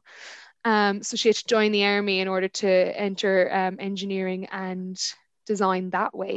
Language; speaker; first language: English; native; English